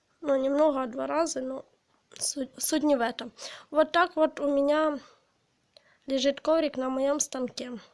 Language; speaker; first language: Russian; non-native, local second language; Ukrainian